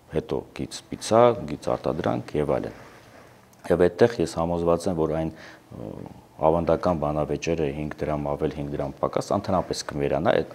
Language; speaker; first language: Armenian; native; Armenian